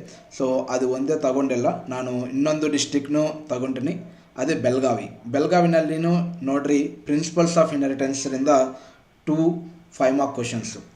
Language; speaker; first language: Kannada; non-native, fluent; Telugu